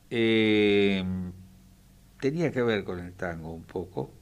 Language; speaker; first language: Spanish; native; Spanish